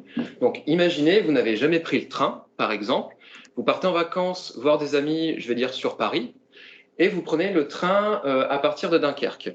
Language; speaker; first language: French; native; French